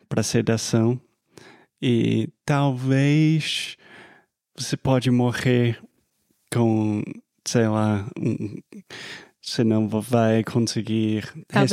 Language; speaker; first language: Portuguese; non-native, fluent; English